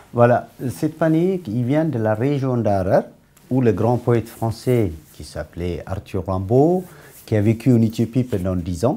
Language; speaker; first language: French; non-native, fluent; Amharic